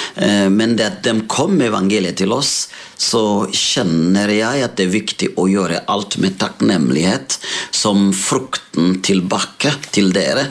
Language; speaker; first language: Swedish; non-native, fluent; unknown